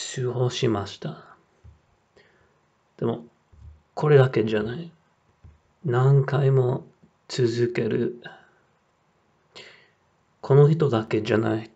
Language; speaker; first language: Japanese; non-native, learner; English